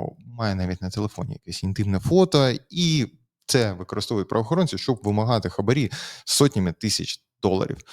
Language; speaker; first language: Ukrainian; native; Ukrainian